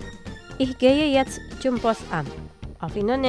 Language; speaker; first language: German; non-native, learner; Indonesian